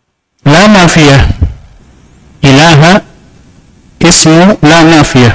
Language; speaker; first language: Arabic; non-native, fluent; Indonesian